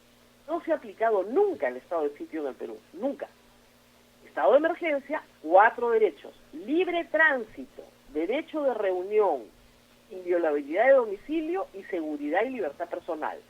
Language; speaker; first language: Spanish; native; Spanish